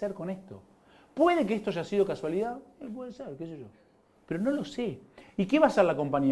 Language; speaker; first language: Spanish; native; Spanish